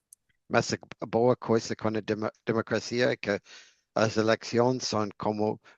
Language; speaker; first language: Portuguese; non-native, learner; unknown